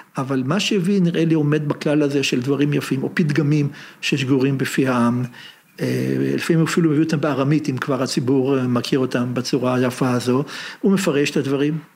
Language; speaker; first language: Hebrew; native; Hebrew